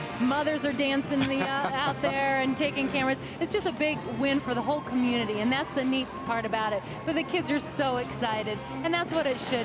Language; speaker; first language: English; native; English